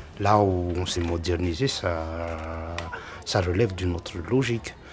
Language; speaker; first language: French; non-native, local second language; Malagasy